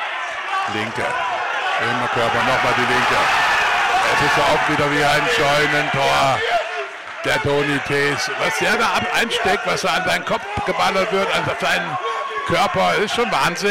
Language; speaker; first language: German; native; German